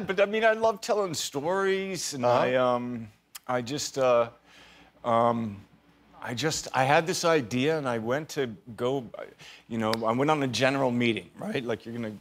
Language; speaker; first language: English; native; English